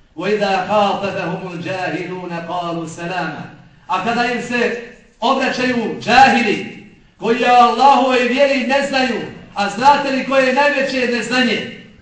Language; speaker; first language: Bosnian; native; Bosnian